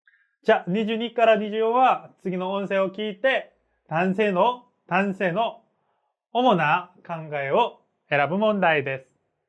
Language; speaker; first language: Japanese; non-native, fluent; Korean